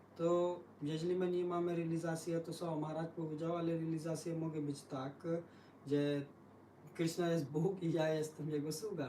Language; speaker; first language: Polish; non-native, learner; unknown